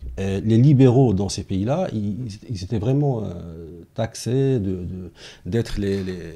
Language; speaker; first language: French; non-native, local second language; Arabic